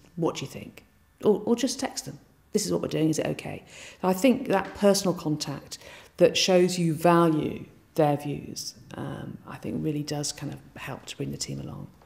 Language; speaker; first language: English; native; English